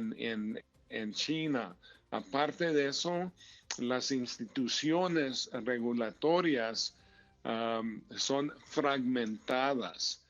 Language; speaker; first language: Spanish; early bilingual, heritage; Spanish